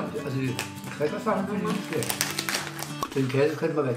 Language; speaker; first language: German; native; German